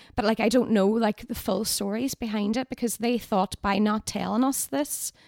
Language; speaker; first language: English; native; English